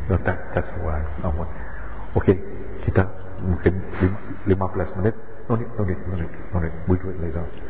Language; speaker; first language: English; non-native, fluent; Indonesian